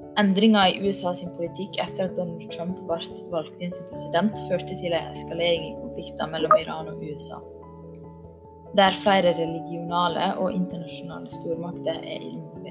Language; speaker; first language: Norwegian; native; Norwegian